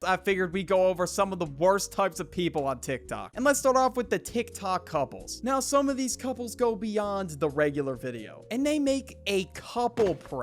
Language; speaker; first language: English; native; English